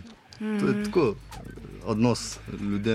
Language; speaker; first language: Slovenian; non-native, learner; Russian